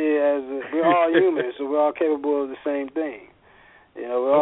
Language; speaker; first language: English; native; English